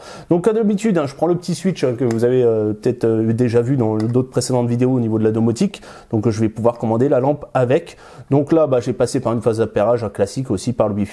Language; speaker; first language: French; native; French